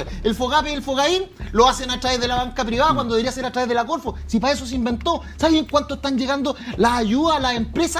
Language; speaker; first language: Spanish; native; Spanish